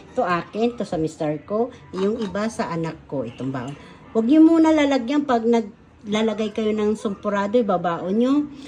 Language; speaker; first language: Filipino; native; Filipino